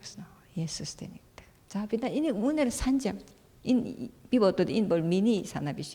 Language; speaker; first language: Mongolian; non-native, fluent; Korean